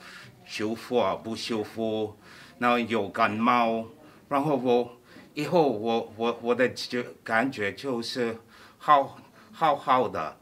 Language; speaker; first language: Chinese; non-native, learner; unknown